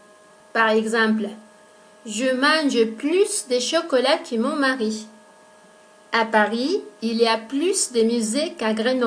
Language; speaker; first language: French; non-native, fluent; Spanish